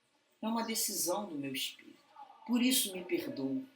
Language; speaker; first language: Portuguese; native; Portuguese